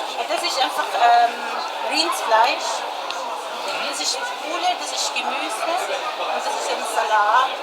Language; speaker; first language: German; non-native, learner; Tibetan